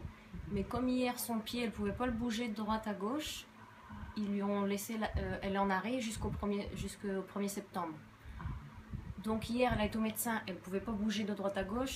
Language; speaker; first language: French; native; French